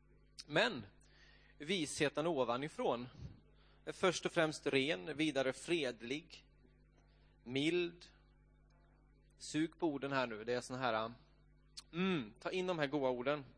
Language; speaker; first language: Swedish; native; Swedish